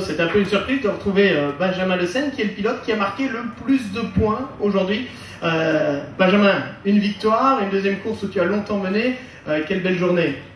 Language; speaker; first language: French; native; French